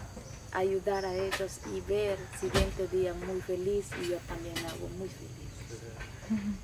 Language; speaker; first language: Spanish; non-native, local second language; Shipibo-Conibo